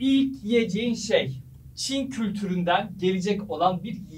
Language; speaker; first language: Turkish; native; Turkish